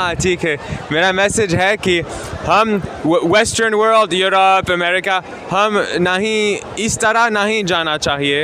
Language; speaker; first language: Hindi; non-native, learner; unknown